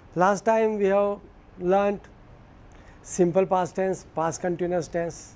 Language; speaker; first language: English; non-native, local second language; Gujarati